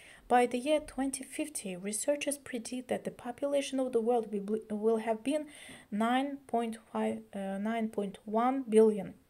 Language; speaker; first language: English; non-native, fluent; Azerbaijani